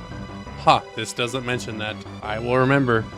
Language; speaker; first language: English; native; English